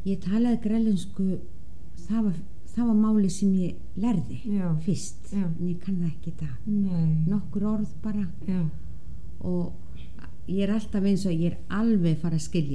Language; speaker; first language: Icelandic; non-native, fluent; Danish